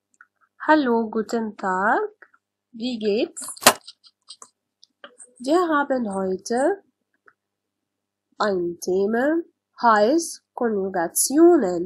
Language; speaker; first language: German; non-native, learner; Arabic